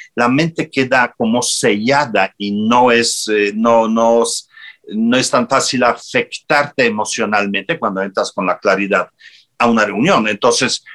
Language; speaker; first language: Spanish; non-native, fluent; Polish